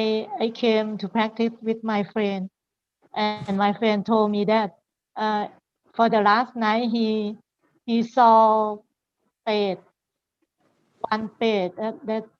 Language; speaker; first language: English; non-native, learner; Thai